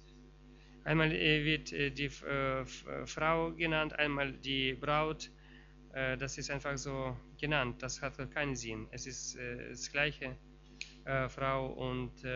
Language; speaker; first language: German; non-native, fluent; Russian